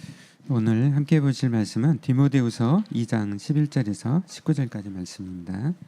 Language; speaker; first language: Korean; native; Korean